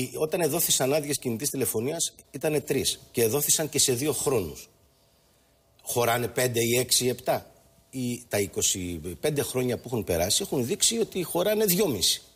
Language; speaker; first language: Greek; native; Greek